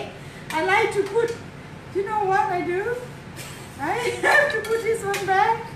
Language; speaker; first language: English; non-native, learner; Thai